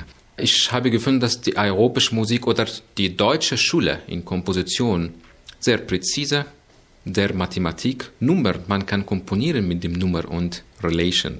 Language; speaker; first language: German; non-native, learner; Arabic